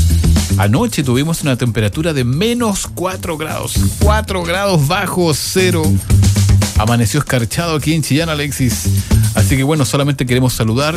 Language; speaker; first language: Spanish; native; Spanish